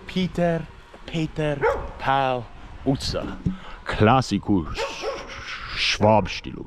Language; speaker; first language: Hungarian; non-native, learner; English